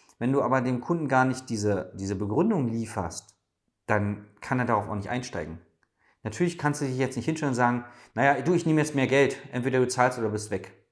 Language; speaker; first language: German; native; German